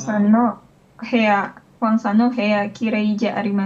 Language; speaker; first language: Japanese; non-native, learner; Indonesian